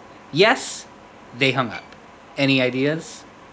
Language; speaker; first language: English; native; English